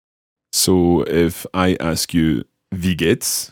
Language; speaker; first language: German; non-native, learner; English